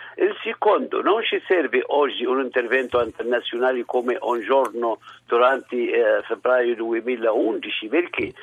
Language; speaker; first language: Italian; non-native, fluent; Arabic